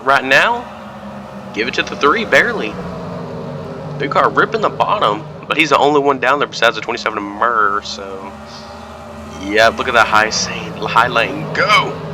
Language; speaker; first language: English; native; English